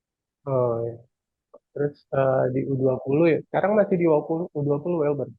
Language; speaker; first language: Indonesian; native; Indonesian